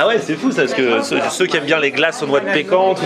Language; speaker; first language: French; native; French